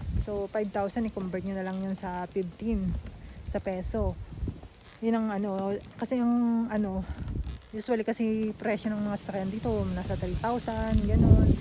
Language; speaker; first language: Filipino; native; Filipino